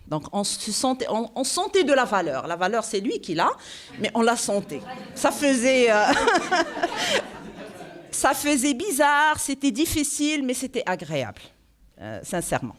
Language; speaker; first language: French; non-native, local second language; Arabic